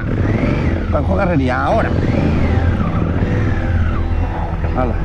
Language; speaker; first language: Spanish; native; Spanish